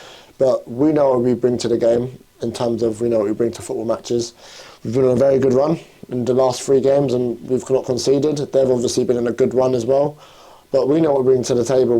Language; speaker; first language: English; native; English